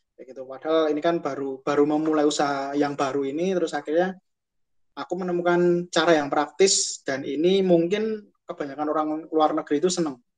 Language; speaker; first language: Indonesian; native; Indonesian